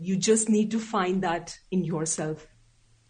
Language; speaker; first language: English; non-native, local second language; Hindi